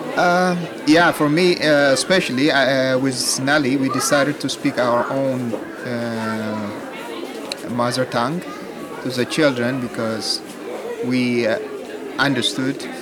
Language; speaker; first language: English; non-native, fluent; Amharic